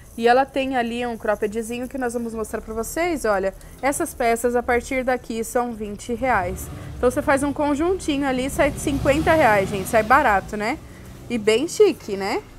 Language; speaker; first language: Portuguese; native; Portuguese